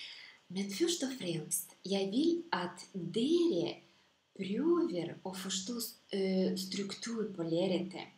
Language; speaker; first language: Norwegian; non-native, fluent; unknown